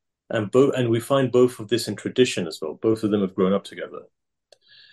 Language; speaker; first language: English; native; English